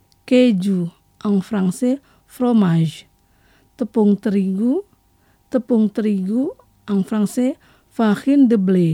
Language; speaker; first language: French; non-native, local second language; Indonesian